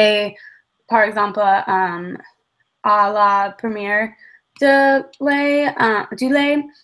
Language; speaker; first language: French; non-native, learner; English